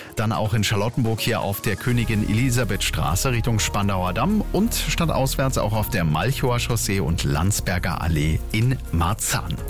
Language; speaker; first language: German; native; German